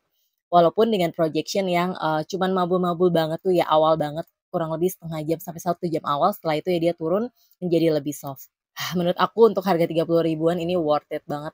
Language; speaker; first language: Indonesian; native; Indonesian